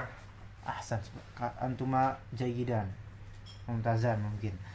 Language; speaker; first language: Arabic; non-native, fluent; Indonesian